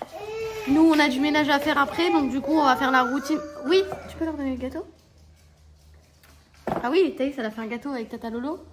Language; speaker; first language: French; native; French